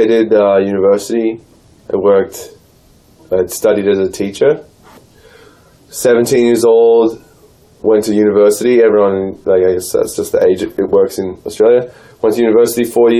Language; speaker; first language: English; native; English